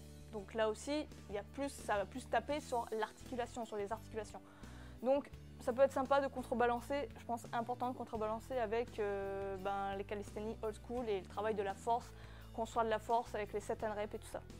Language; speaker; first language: French; native; French